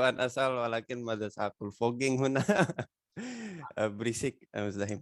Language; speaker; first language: Arabic; non-native, learner; Indonesian